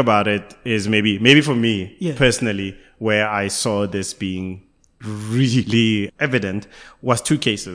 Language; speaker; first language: English; non-native, local second language; Tswana